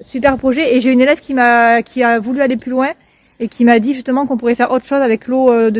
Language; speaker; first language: French; native; French